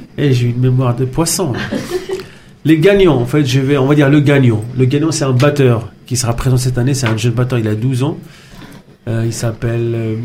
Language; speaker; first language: French; non-native, local second language; Arabic